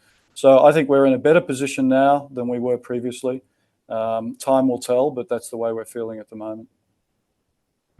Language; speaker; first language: English; native; English